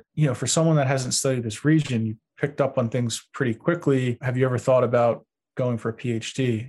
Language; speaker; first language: English; native; English